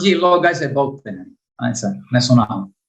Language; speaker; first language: Hindi; non-native, learner; Finnish